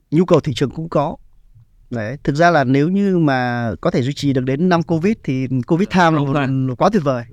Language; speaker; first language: Vietnamese; native; Vietnamese